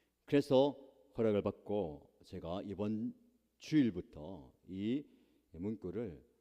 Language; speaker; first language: Korean; native; Korean